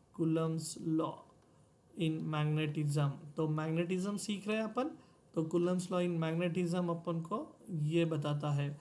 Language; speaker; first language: Hindi; non-native, local second language; Marathi